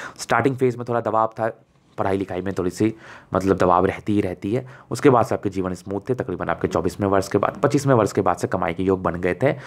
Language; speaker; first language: Hindi; native; Hindi